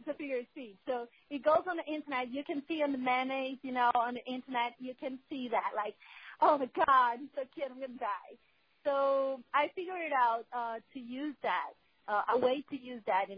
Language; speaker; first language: English; non-native, fluent; Portuguese